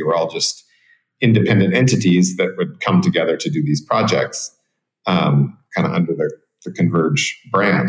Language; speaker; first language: English; native; English